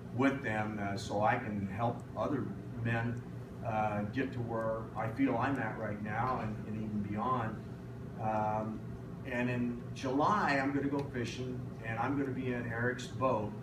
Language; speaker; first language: English; native; English